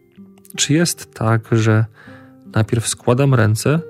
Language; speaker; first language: Polish; native; Polish